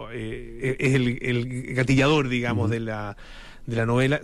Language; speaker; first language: Spanish; native; Spanish